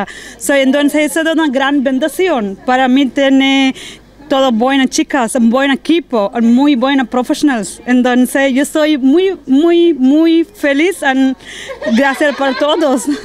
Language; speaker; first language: Spanish; non-native, learner; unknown